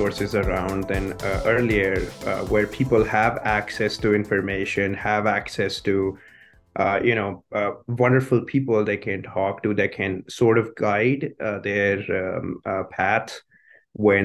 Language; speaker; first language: English; non-native, local second language; Hindi